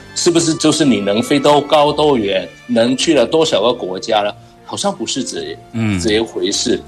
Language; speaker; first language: Chinese; non-native, local second language; Cantonese